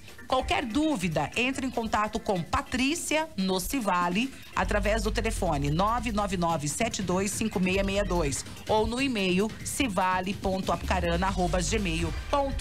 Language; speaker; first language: Portuguese; native; Portuguese